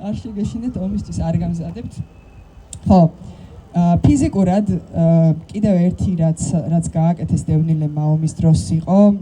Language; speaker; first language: Georgian; non-native, local second language; Mingrelian